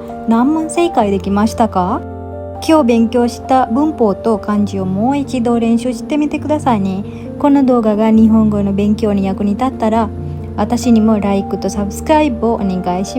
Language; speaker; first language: Japanese; non-native, fluent; Sinhala